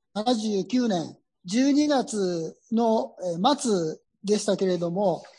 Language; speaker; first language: Japanese; native; Japanese